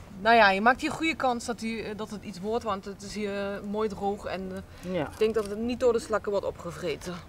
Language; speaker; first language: Dutch; native; Dutch